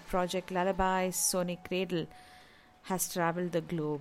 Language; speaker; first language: English; non-native, local second language; Tamil